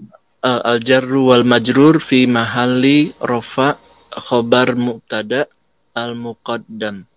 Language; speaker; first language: Arabic; non-native, learner; Indonesian